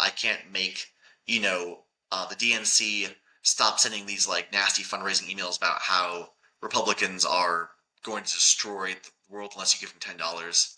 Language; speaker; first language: English; native; English